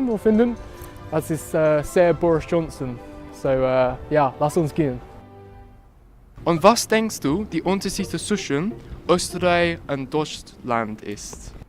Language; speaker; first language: German; non-native, learner; English